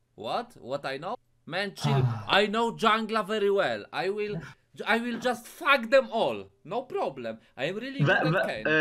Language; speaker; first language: English; non-native, learner; Polish